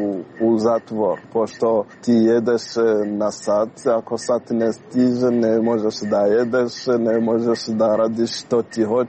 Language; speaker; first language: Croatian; non-native, learner; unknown